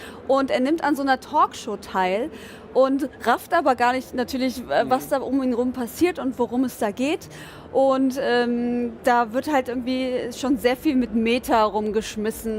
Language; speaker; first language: German; native; German